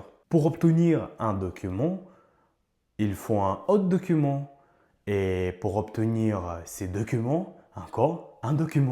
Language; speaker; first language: French; non-native, learner; Ukrainian